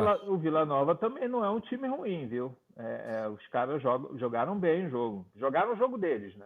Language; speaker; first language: Portuguese; native; Portuguese